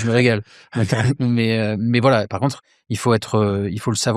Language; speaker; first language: French; native; French